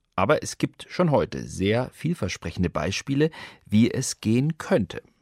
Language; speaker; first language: German; native; German